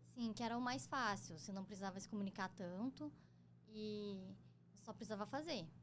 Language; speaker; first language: Portuguese; native; Portuguese